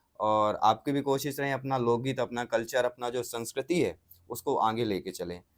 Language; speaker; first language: Hindi; native; Hindi